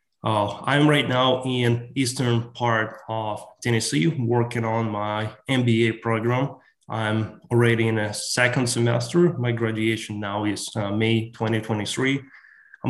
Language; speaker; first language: English; non-native, fluent; Ukrainian